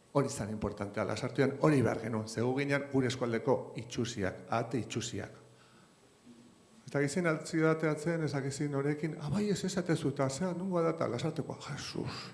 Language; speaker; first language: Basque; non-native, local second language; Spanish